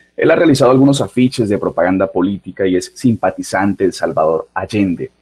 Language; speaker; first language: Spanish; native; Spanish